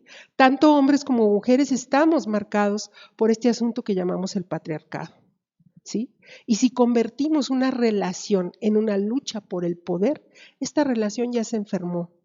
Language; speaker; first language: Spanish; native; Spanish